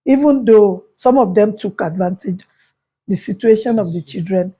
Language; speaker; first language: English; non-native, local second language; Yoruba